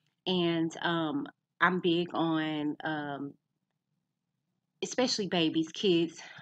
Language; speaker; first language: English; native; English